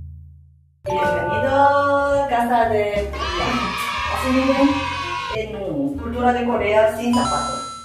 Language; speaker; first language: Spanish; non-native, learner; Korean